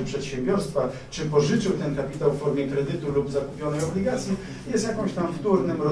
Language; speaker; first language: Polish; native; Polish